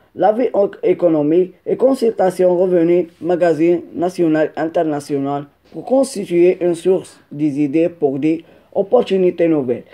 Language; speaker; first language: French; non-native, local second language; Arabic